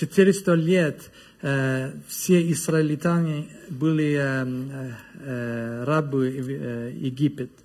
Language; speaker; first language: Russian; non-native, learner; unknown